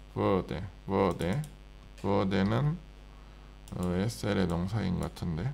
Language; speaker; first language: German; non-native, learner; Korean